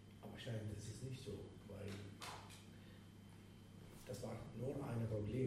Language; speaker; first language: German; non-native, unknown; Arabic